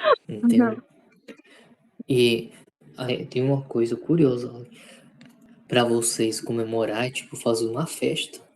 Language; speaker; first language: Portuguese; non-native, fluent; Spanish